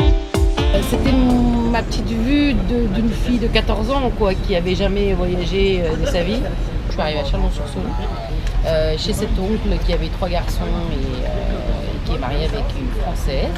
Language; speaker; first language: French; non-native, fluent; Persian